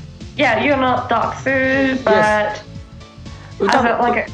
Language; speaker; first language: English; non-native, fluent; Japanese